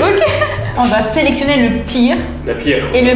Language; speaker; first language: French; native; French